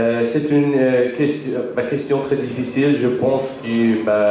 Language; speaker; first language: French; non-native, learner; Azerbaijani